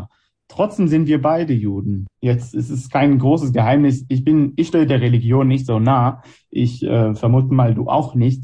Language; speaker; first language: German; non-native, fluent; Hebrew